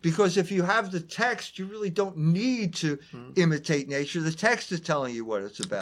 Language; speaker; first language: English; native; English